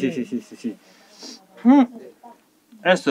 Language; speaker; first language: Spanish; non-native, learner; Serbian